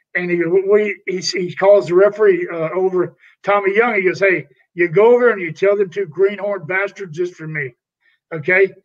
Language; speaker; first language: English; native; English